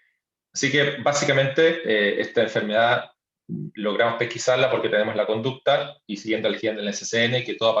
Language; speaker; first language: Spanish; native; Spanish